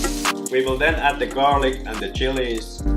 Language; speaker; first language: English; non-native, fluent; Finnish